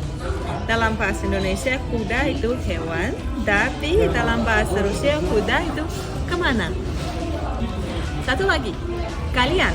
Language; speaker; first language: Indonesian; non-native, fluent; Russian